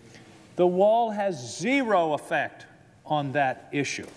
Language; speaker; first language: English; native; English